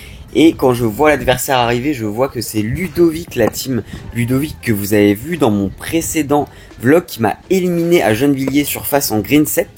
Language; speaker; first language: French; native; French